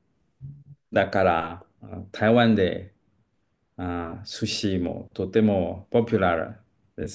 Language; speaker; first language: Japanese; non-native, learner; French